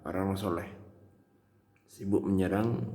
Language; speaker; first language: Indonesian; native; Indonesian